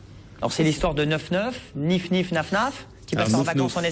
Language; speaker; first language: French; native; French